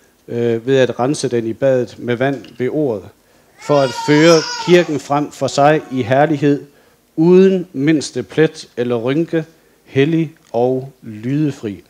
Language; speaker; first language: Danish; native; Danish